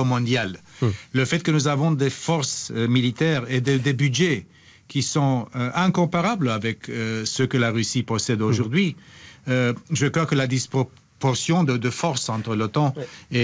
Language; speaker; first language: French; non-native, fluent; Romanian